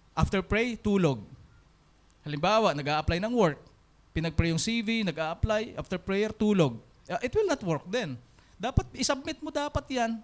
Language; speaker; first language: Filipino; non-native, local second language; Hiligaynon